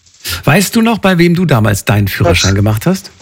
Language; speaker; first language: German; native; German